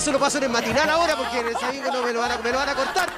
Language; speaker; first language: Spanish; native; Spanish